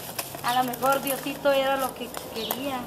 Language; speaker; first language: Spanish; native; Spanish